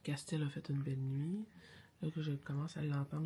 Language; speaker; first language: French; native; French